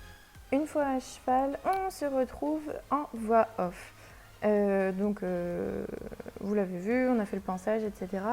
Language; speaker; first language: French; native; French